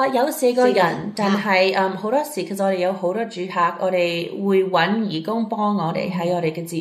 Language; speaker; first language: Cantonese; early bilingual, heritage; Cantonese